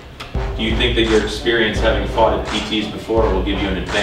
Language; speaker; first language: English; native; English